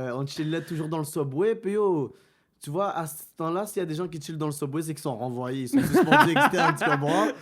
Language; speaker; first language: French; early bilingual, other home language; Arabic